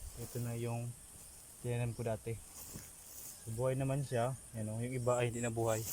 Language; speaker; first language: Filipino; non-native, local second language; Cebuano